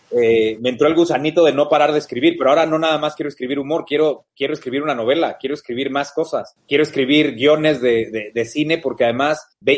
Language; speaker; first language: Spanish; native; Spanish